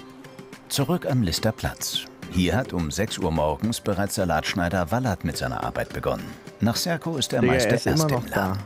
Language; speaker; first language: German; native; German